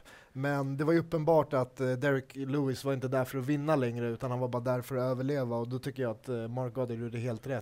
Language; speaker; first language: Swedish; native; Swedish